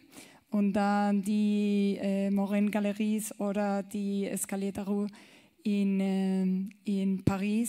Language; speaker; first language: German; non-native, learner; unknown